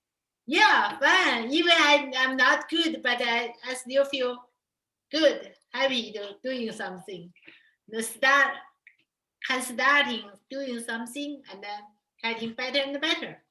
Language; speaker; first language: English; non-native, learner; Chinese